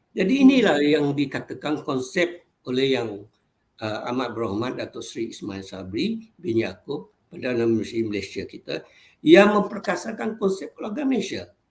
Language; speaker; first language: Malay; non-native, local second language; Chinese